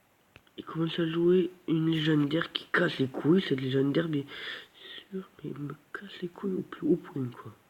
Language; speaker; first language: French; native; French